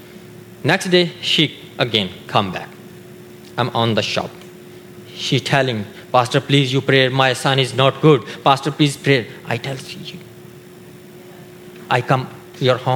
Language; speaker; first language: English; non-native, learner; Urdu